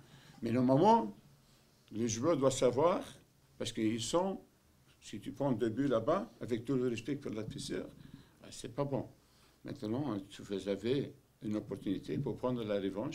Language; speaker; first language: French; non-native, learner; Dutch